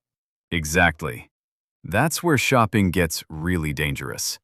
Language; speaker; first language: English; native; English